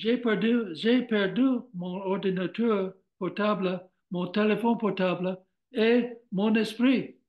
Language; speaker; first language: French; non-native, learner; English